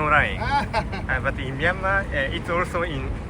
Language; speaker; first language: English; non-native, learner; Japanese